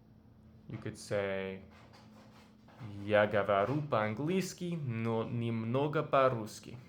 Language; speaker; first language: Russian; non-native, learner; English